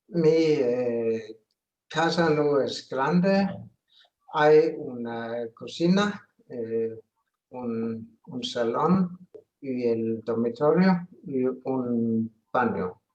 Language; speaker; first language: Spanish; non-native, learner; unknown